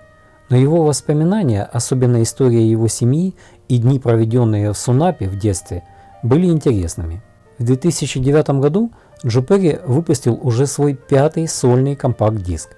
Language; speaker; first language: Russian; native; Russian